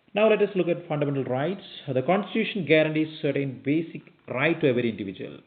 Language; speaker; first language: English; non-native, local second language; Malayalam